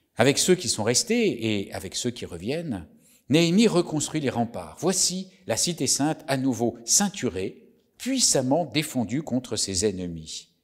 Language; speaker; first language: French; native; French